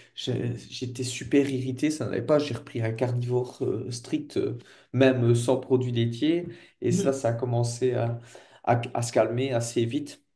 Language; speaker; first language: French; native; French